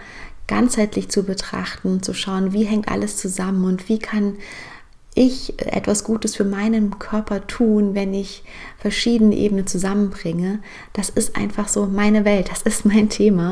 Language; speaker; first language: German; native; German